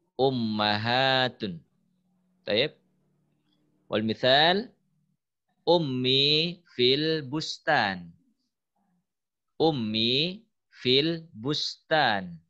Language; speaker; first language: Arabic; non-native, fluent; Indonesian